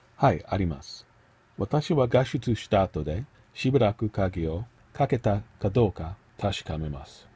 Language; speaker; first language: Japanese; non-native, learner; English